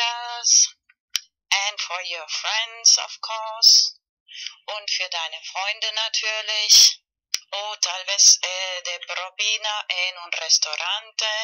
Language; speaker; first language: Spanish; non-native, fluent; German